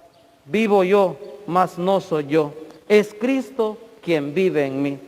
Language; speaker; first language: Spanish; native; Spanish